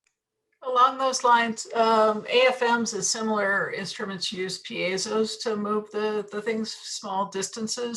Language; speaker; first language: English; native; English